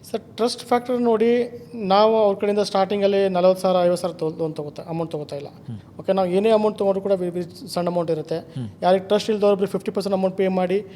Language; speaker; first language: Kannada; native; Kannada